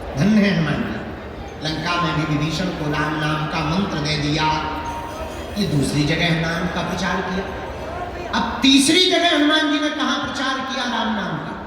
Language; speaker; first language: Hindi; native; Hindi